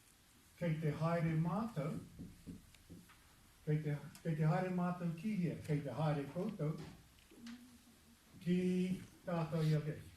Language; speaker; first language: Māori; non-native, local second language; English